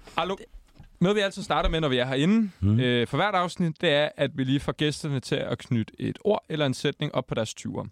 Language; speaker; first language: Danish; native; Danish